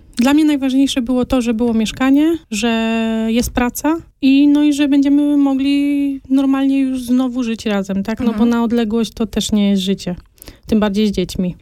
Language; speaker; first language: Polish; native; Polish